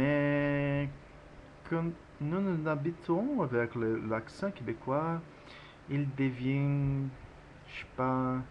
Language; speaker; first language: French; non-native, learner; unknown